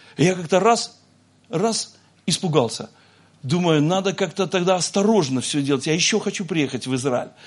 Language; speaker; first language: Russian; native; Russian